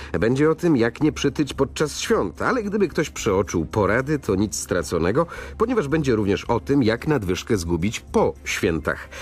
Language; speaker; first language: Polish; native; Polish